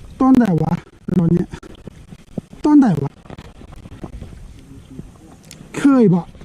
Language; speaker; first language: Thai; non-native, local second language; Northeastern Thai